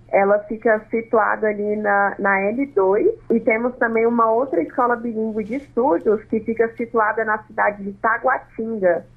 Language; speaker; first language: Portuguese; non-native, local second language; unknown